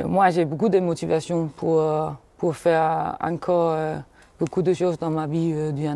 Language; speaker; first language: French; non-native, fluent; Danish